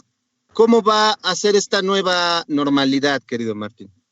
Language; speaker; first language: Spanish; native; Spanish